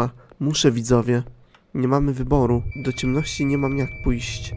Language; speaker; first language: Polish; native; Polish